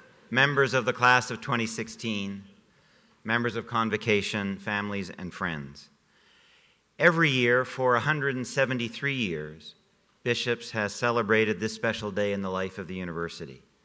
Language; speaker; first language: English; native; English